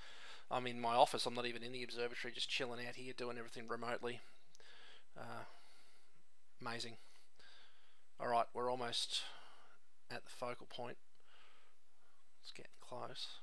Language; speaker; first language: English; native; English